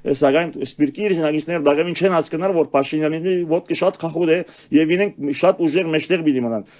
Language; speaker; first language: Armenian; early bilingual, heritage; Armenian